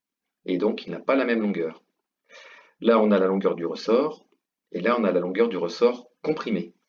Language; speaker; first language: French; native; French